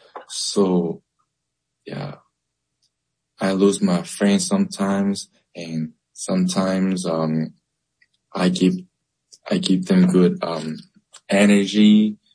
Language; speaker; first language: English; non-native, learner; Korean